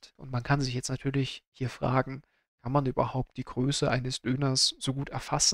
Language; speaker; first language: German; native; German